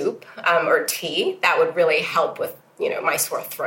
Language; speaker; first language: English; non-native, local second language; Cantonese